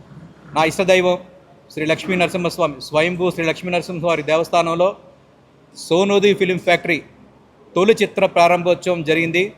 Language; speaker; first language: Telugu; native; Telugu